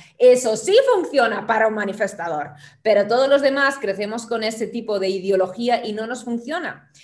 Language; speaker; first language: Spanish; non-native, fluent; German